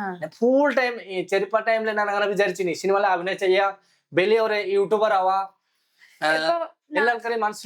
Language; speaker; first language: Malayalam; non-native, fluent; Bangla